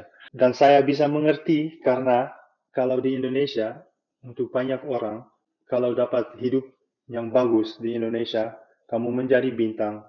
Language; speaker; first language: Indonesian; non-native, fluent; Dutch